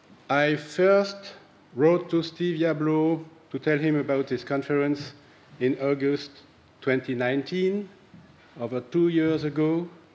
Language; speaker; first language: English; non-native, fluent; French